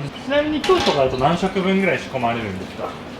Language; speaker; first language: Japanese; native; Japanese